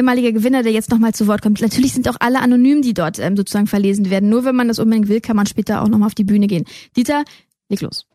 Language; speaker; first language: German; native; German